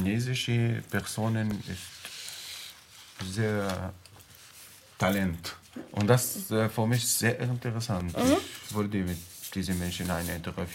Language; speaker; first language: German; non-native, learner; Arabic